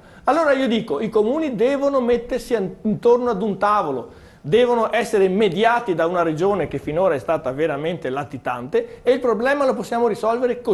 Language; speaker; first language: Italian; native; Italian